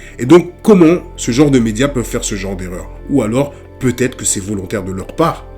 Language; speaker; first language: French; native; French